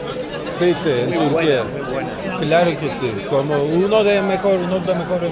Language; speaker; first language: Spanish; non-native, learner; Turkish